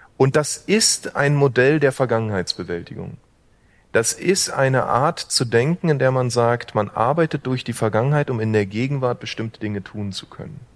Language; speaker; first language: German; native; German